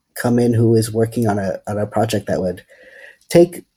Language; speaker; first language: English; non-native, fluent; Dutch